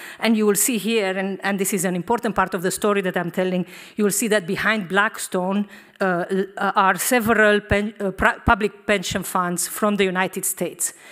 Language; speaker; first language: English; non-native, fluent; Romanian